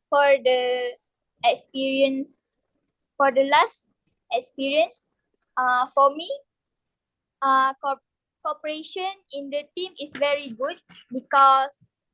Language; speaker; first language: English; non-native, local second language; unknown